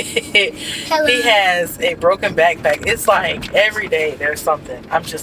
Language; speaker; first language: English; native; English